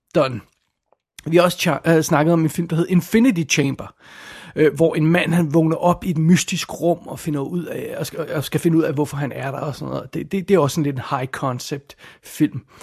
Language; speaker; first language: Danish; native; Danish